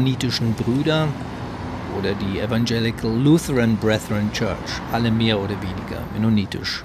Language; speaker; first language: German; native; German